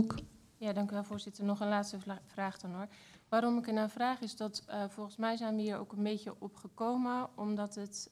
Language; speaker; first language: Dutch; native; Dutch